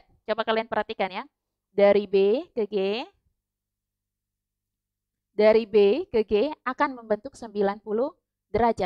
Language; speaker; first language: Indonesian; native; Indonesian